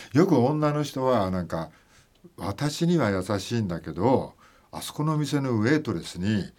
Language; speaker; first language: Japanese; native; Japanese